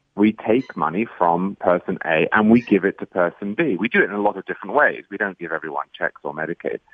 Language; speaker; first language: English; native; English